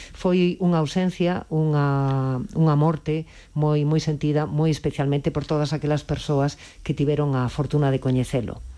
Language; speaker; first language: Galician; native; Galician